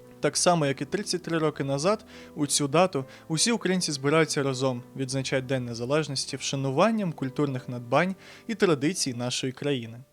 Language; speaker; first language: Ukrainian; native; Ukrainian